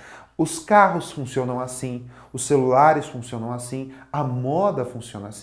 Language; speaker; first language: Portuguese; native; Portuguese